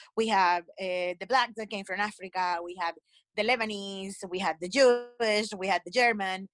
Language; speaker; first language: English; non-native, fluent; Spanish